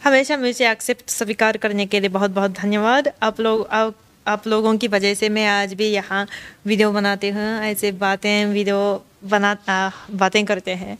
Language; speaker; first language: Hindi; non-native, fluent; Japanese